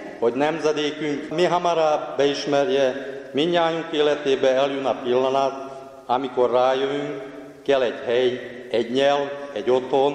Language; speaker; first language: Hungarian; native; Hungarian